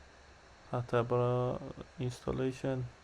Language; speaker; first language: Icelandic; non-native, learner; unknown